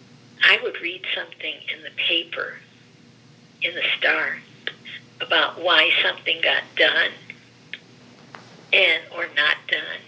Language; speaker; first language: English; early bilingual, other home language; Greek